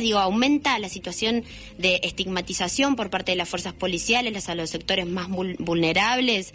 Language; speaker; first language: Spanish; native; Spanish